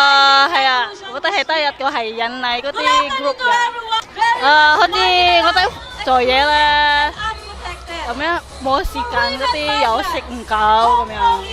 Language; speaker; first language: Cantonese; non-native, fluent; Indonesian